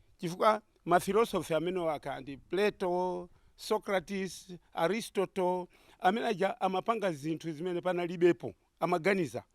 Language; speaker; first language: Nyanja; non-native, local second language; Tumbuka